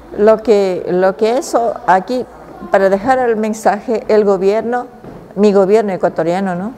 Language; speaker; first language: Spanish; non-native, local second language; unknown